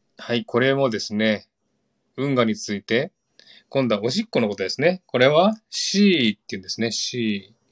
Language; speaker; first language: Japanese; non-native, fluent; Korean